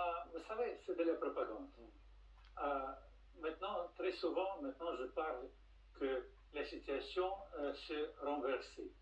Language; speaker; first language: French; non-native, fluent; Russian